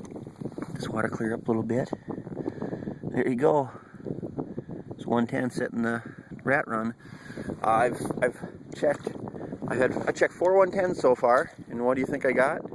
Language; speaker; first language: English; native; English